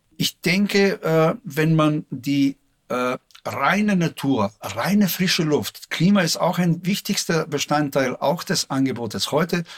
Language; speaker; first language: German; non-native, fluent; Slovenian